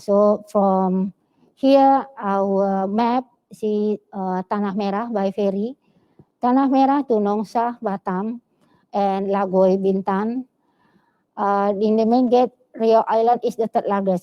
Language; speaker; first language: English; non-native, learner; Indonesian